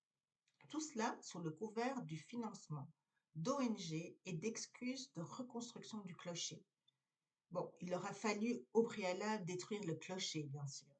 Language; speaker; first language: French; native; French